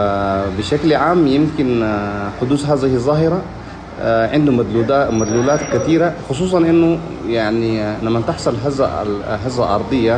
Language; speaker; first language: Arabic; native; Arabic